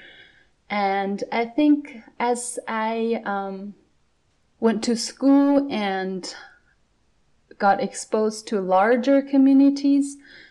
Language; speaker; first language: English; non-native, fluent; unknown